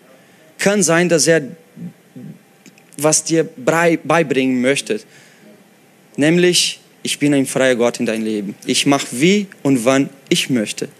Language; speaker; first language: German; non-native, fluent; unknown